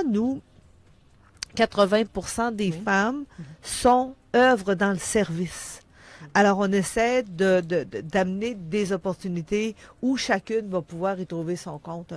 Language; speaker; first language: French; native; French